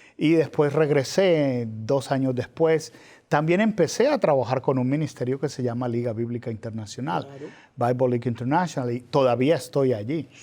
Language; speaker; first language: Spanish; native; Spanish